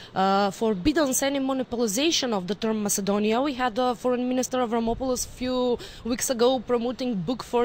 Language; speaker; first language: English; non-native, fluent; Macedonian